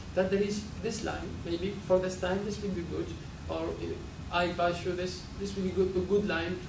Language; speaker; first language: English; non-native, fluent; Arabic